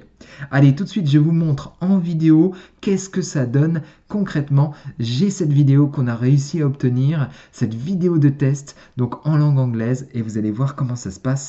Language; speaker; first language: French; native; French